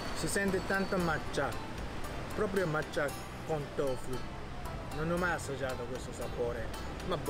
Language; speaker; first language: Italian; non-native, learner; Japanese